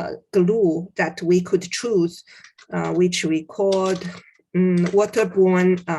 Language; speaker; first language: English; non-native, fluent; Chinese